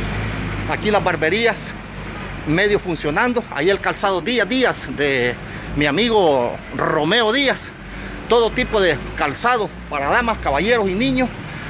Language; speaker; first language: Spanish; native; Spanish